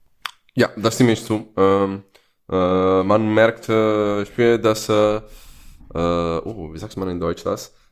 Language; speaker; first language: German; non-native, fluent; Italian